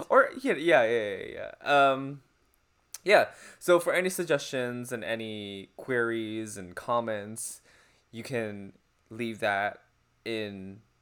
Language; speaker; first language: English; non-native, fluent; Chinese